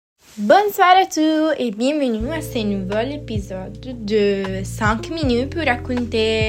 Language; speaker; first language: French; non-native, learner; Italian